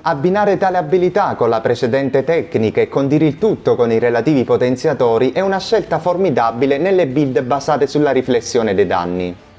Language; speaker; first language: Italian; native; Italian